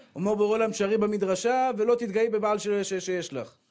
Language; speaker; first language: Hebrew; native; Hebrew